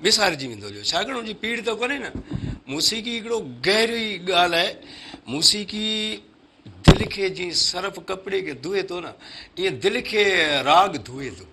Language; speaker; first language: Sindhi; native; Sindhi